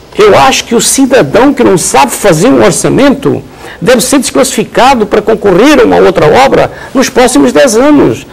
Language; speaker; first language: Portuguese; native; Portuguese